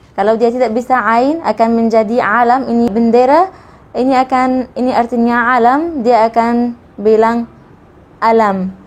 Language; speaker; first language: Indonesian; non-native, fluent; Arabic